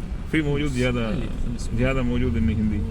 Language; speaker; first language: Arabic; non-native, learner; Malayalam